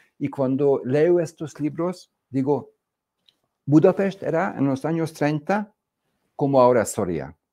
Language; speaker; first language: Spanish; non-native, fluent; Hungarian